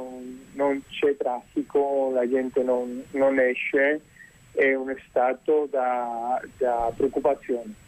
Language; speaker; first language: Italian; non-native, fluent; Spanish